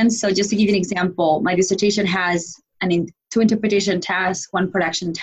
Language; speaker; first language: English; non-native, fluent; Spanish